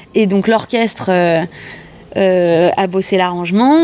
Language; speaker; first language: French; native; French